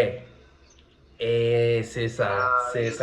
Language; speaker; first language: French; non-native, learner; Spanish